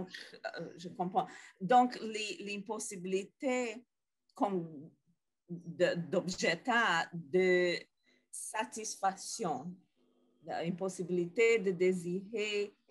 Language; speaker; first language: French; non-native, fluent; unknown